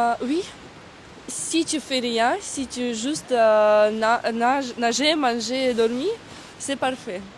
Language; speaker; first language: French; non-native, fluent; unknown